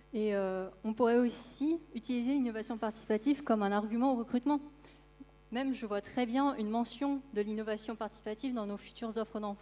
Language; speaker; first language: French; native; French